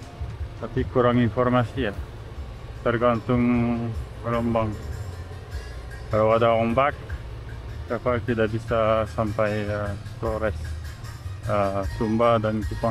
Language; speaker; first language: Indonesian; non-native, fluent; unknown